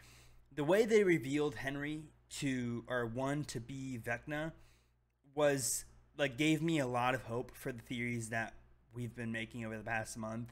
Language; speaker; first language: English; native; English